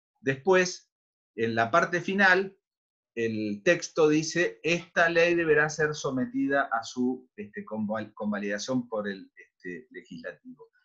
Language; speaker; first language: Spanish; native; Spanish